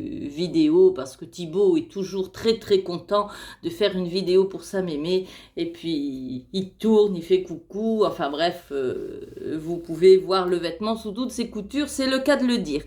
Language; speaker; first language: French; native; French